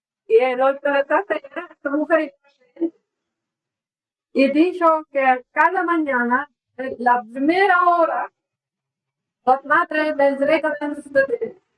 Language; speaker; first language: Spanish; non-native, learner; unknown